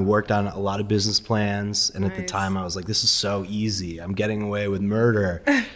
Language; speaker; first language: English; early bilingual, other home language; Persian